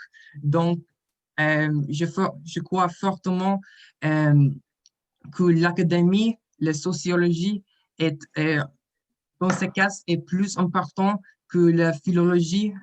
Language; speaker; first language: French; non-native, learner; English